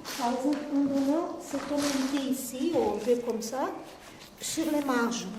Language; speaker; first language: French; non-native, fluent; Portuguese